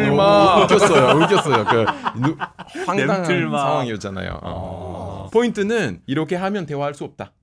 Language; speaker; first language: Korean; non-native, fluent; French